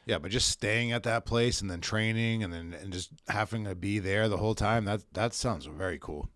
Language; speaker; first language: English; native; English